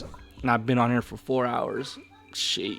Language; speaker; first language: English; native; English